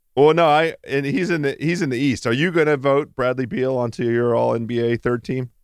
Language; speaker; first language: English; native; English